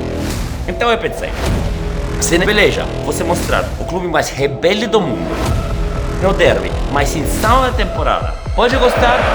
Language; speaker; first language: Portuguese; non-native, fluent; Spanish